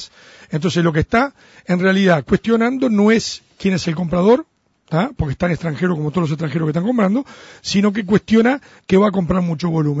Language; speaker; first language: Spanish; native; Spanish